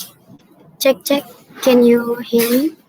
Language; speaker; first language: English; non-native, learner; Indonesian